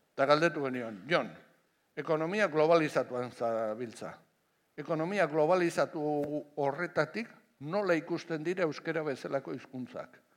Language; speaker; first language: Basque; non-native, local second language; Spanish